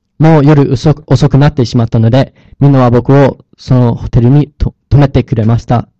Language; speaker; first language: Japanese; non-native, learner; English